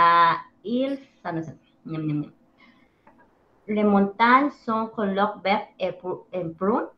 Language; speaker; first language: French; non-native, learner; Spanish